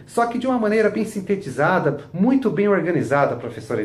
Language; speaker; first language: Portuguese; native; Portuguese